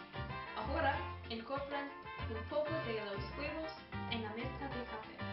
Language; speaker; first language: Spanish; non-native, learner; English